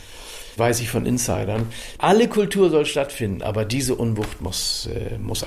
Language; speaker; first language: German; native; German